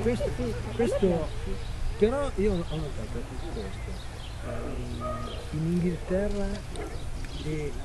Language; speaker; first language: Italian; non-native, learner; Hungarian